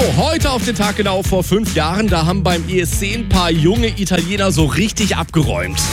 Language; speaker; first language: German; native; German